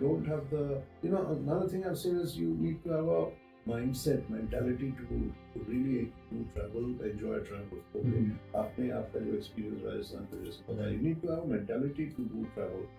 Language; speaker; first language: Hindi; non-native, local second language; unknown